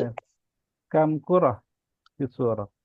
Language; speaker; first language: Arabic; non-native, fluent; Indonesian